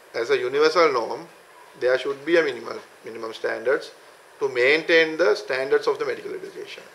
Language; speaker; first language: English; non-native, local second language; Sinhala